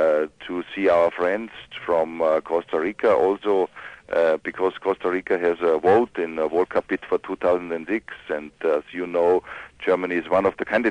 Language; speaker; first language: English; non-native, fluent; German